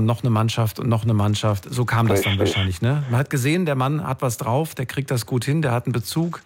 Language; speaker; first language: German; native; German